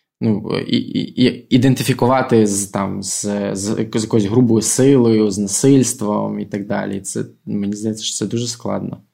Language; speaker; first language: Ukrainian; non-native, local second language; Russian